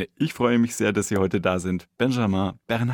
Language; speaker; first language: German; native; German